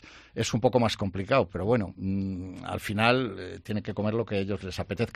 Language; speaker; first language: Spanish; native; Spanish